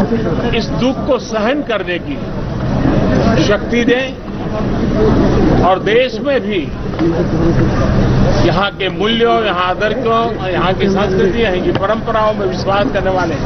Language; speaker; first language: Hindi; non-native, local second language; Gujarati